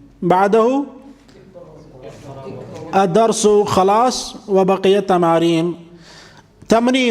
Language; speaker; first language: Arabic; non-native, fluent; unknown